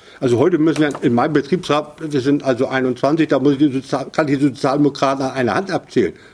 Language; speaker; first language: German; native; German